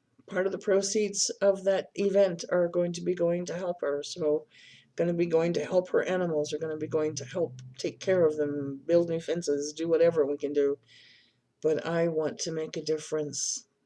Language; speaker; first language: English; native; English